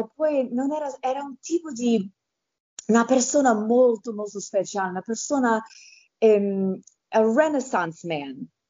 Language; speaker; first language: Italian; early bilingual, heritage; Italian